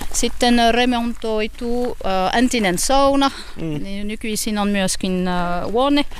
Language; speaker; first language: Finnish; non-native, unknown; French